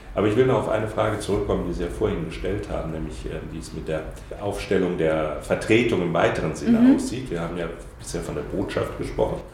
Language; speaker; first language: German; native; German